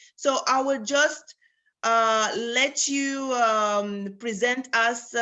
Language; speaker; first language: English; non-native, fluent; Romanian